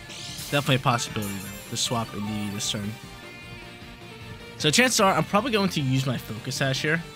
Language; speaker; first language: English; native; English